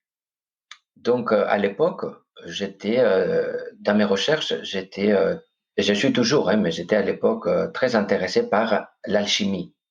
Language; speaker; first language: French; non-native, fluent; Greek